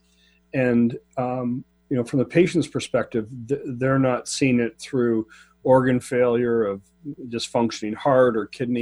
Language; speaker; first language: English; native; English